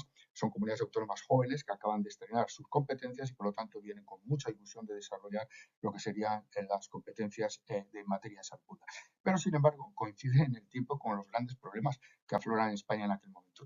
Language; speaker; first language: Spanish; native; Spanish